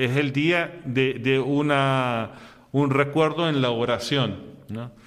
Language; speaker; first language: Spanish; native; Spanish